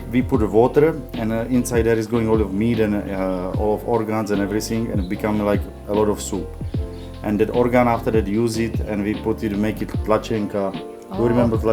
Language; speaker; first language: English; non-native, learner; Czech